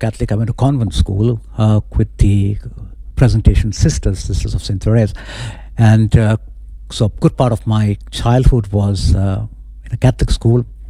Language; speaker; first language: English; non-native, local second language; Konkani